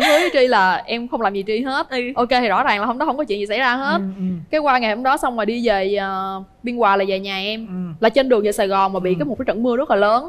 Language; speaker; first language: Vietnamese; native; Vietnamese